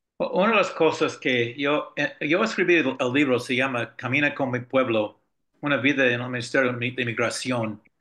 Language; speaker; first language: Spanish; non-native, fluent; English